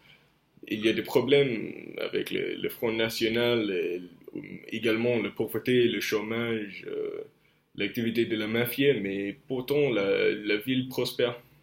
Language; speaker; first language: French; non-native, fluent; English